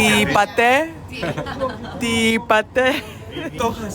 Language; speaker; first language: Greek; native; Greek